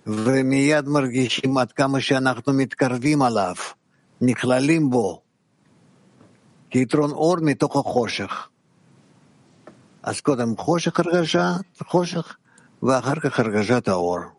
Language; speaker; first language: Hebrew; non-native, fluent; Russian